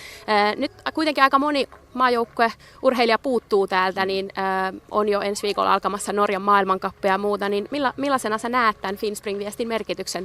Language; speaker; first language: Finnish; native; Finnish